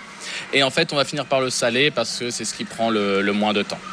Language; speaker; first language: French; native; French